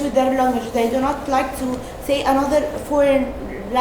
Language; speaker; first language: English; non-native, learner; Arabic